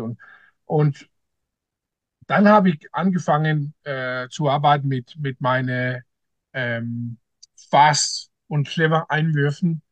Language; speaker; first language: German; non-native, learner; Danish